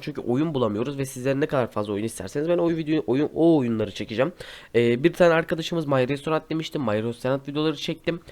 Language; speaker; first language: Turkish; native; Turkish